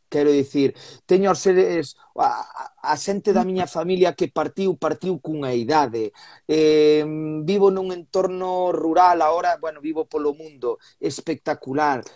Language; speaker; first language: Galician; native; Galician